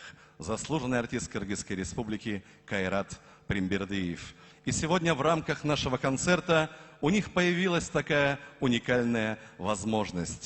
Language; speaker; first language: Russian; native; Russian